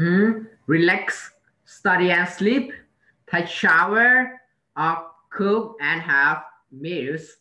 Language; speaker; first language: English; non-native, learner; Vietnamese